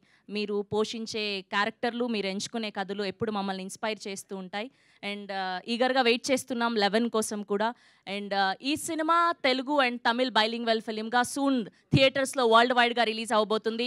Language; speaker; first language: Telugu; native; Telugu